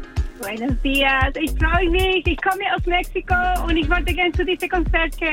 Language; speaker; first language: German; non-native, learner; Spanish